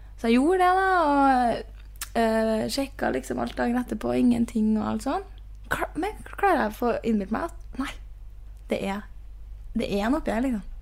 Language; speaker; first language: Norwegian; native; Norwegian